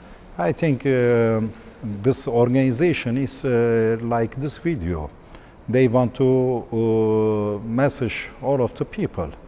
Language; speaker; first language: English; non-native, learner; Turkish